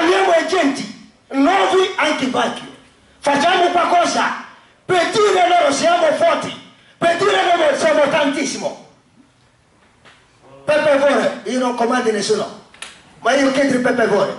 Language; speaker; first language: Italian; non-native, learner; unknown